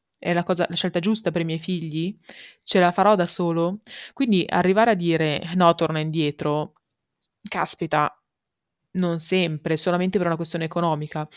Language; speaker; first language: Italian; native; Italian